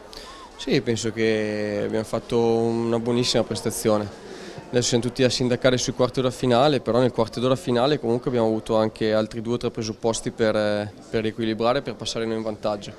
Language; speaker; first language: Italian; native; Italian